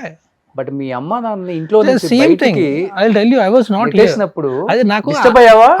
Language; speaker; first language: Telugu; native; Telugu